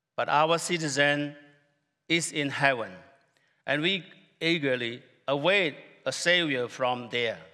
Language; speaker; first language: English; non-native, fluent; Khmer